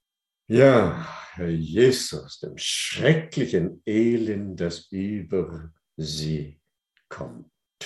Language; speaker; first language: German; non-native, fluent; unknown